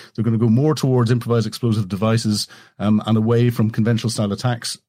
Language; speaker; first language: English; native; English